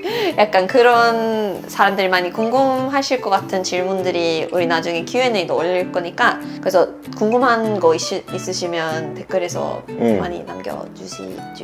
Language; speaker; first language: Korean; non-native, fluent; Swedish